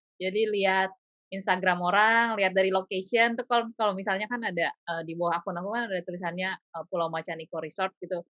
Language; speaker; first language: Indonesian; native; Indonesian